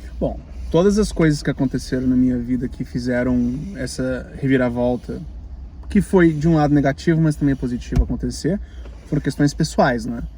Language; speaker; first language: Portuguese; native; Portuguese